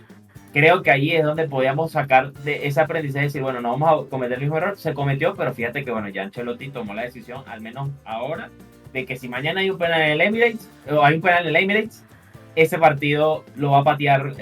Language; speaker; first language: Spanish; native; Spanish